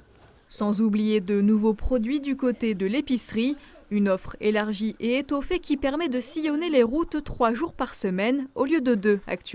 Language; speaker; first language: French; native; French